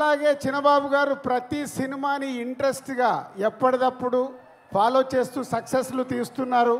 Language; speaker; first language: Telugu; native; Telugu